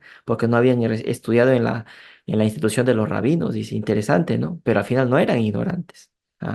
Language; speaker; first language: Spanish; native; Spanish